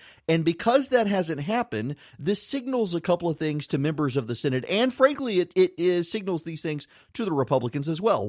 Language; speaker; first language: English; native; English